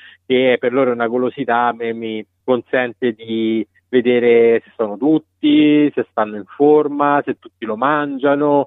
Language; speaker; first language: Italian; native; Italian